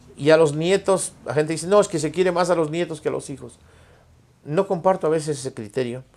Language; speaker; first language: Spanish; native; Spanish